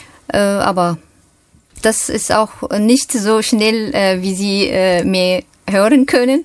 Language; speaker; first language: German; non-native, learner; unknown